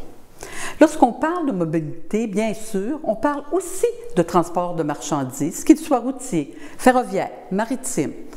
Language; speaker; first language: French; native; French